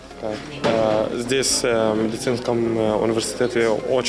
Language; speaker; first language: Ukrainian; non-native, learner; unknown